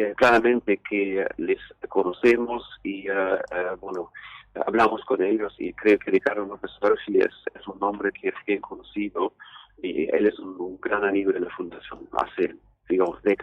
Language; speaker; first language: Spanish; non-native, fluent; German